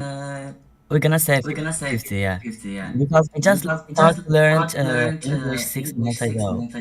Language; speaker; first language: English; non-native, learner; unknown